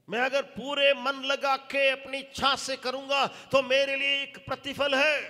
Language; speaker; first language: Hindi; non-native, local second language; Tamil